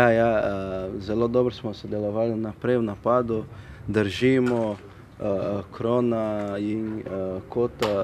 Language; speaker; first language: Slovenian; non-native, learner; Portuguese